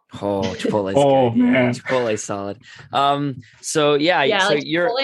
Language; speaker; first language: English; native; English